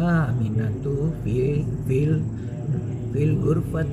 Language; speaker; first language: Arabic; non-native, learner; Indonesian